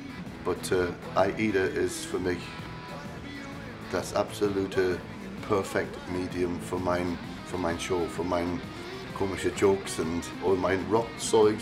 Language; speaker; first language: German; non-native, fluent; English